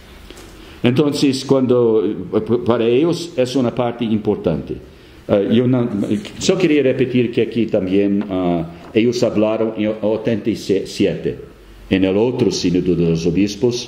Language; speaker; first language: Spanish; non-native, fluent; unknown